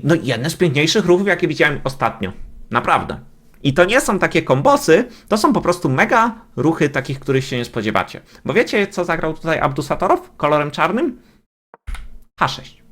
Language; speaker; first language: Polish; native; Polish